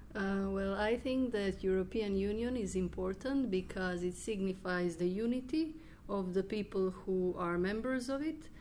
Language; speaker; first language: English; non-native, fluent; Croatian